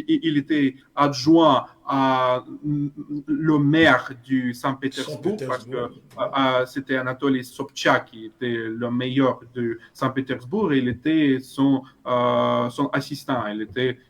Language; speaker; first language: French; non-native, fluent; Russian